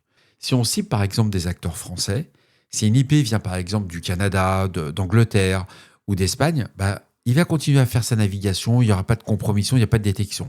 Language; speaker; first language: French; native; French